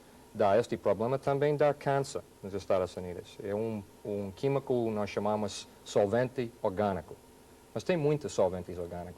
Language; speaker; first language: Portuguese; non-native, fluent; English